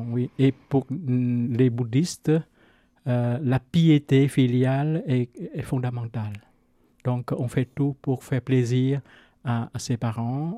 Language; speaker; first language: French; non-native, fluent; Vietnamese